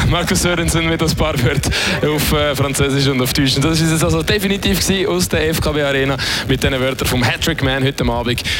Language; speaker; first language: German; native; German